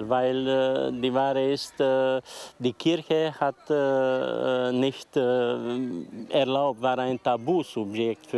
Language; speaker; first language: German; non-native, local second language; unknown